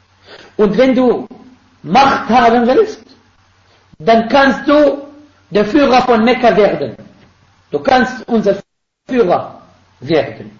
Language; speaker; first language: German; non-native, fluent; Arabic